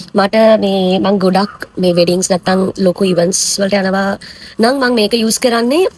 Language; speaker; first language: Sinhala; non-native, local second language; Tamil